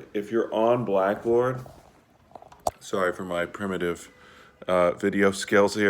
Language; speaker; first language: English; native; English